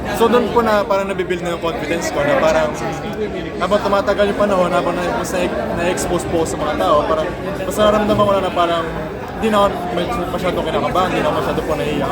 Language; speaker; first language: Filipino; native; Filipino